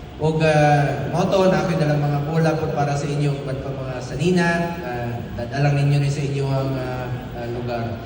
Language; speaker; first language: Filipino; non-native, local second language; Cebuano